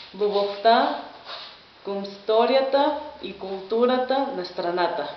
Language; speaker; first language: Bulgarian; non-native, learner; Spanish